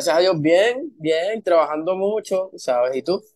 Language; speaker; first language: Spanish; early bilingual, heritage; Spanish